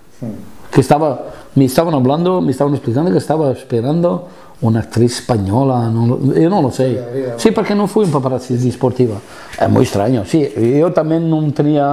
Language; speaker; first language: Spanish; non-native, fluent; Italian